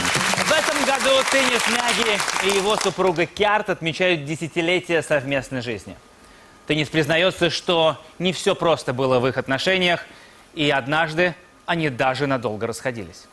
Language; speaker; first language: Russian; native; Russian